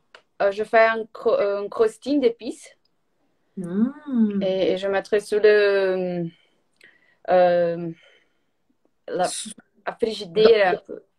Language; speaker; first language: French; non-native, learner; Portuguese